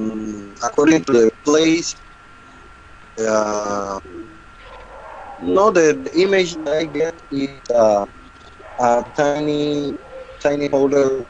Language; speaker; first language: English; non-native, learner; Spanish